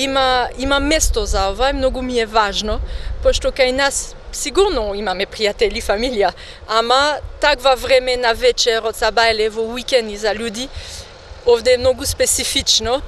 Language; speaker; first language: Macedonian; non-native, learner; French